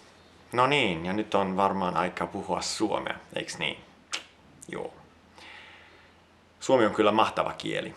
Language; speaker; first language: Finnish; non-native, fluent; Italian